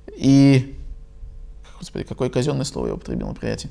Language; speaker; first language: Russian; native; Russian